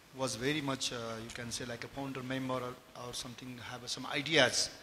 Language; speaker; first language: English; non-native, local second language; Nepali